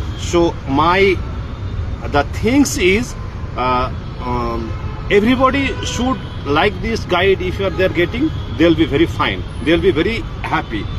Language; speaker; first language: English; non-native, local second language; Bangla